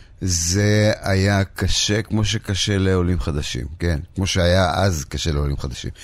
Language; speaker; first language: Hebrew; early bilingual, other home language; Polish